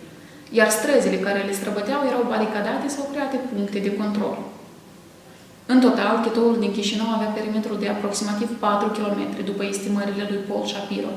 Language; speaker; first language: Romanian; native; Romanian